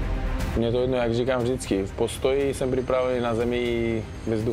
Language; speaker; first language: Czech; non-native, fluent; Uzbek